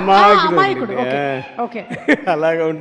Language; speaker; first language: Telugu; non-native, learner; Tamil